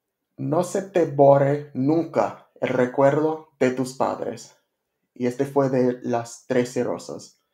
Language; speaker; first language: Spanish; non-native, learner; English